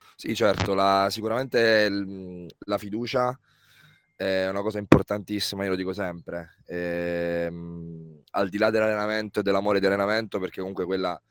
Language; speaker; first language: Italian; native; Italian